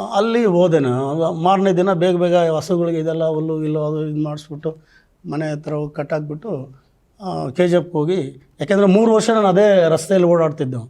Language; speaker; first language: Kannada; non-native, local second language; Telugu